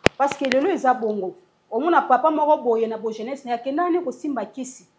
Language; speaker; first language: Lingala; native; Lingala